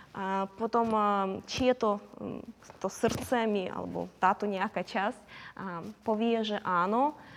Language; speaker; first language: Slovak; non-native, fluent; Ukrainian